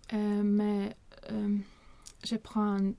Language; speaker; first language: French; non-native, learner; Swedish